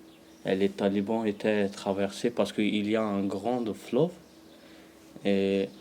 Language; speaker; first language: French; non-native, learner; Pashto